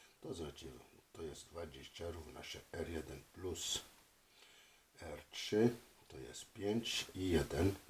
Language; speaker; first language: Polish; non-native, fluent; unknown